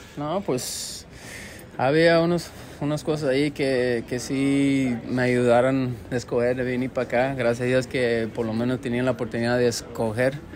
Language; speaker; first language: Spanish; early bilingual, heritage; Spanish